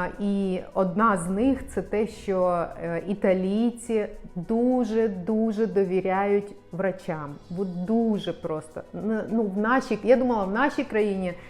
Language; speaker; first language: Ukrainian; non-native, local second language; Russian